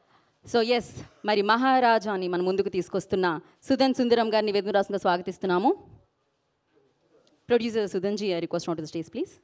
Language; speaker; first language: Telugu; native; Telugu